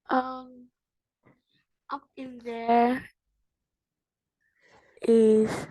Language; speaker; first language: English; non-native, learner; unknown